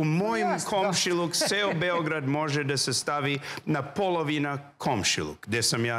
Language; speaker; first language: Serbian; non-native, learner; English